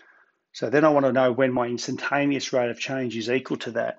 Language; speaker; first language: English; native; English